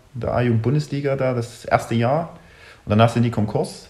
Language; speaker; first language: German; early bilingual, other home language; Russian